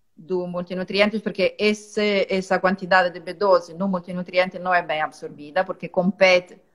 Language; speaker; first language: Portuguese; non-native, fluent; Italian